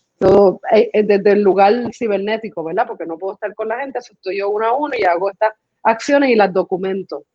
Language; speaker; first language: Spanish; early bilingual, other home language; English